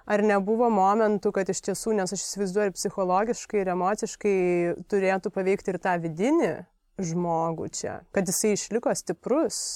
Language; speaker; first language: Lithuanian; native; Lithuanian